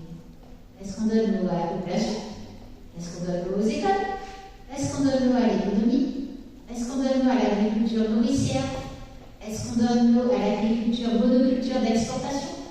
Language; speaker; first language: French; native; French